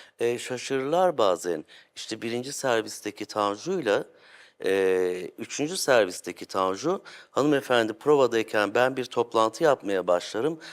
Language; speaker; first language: Turkish; native; Turkish